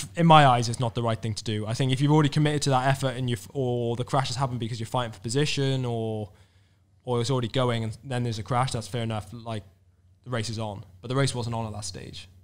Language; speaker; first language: English; native; English